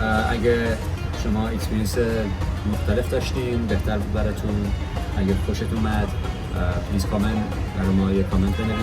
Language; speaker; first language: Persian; early bilingual, heritage; Persian